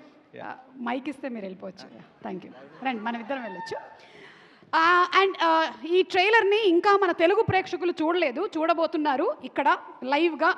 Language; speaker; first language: Telugu; native; Telugu